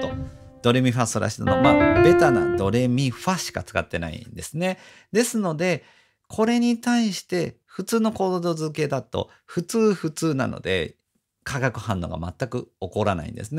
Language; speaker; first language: Japanese; native; Japanese